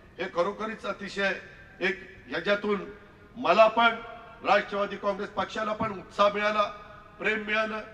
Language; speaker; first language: Marathi; native; Marathi